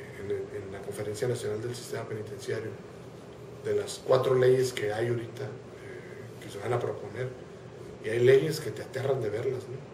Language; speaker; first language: Spanish; native; Spanish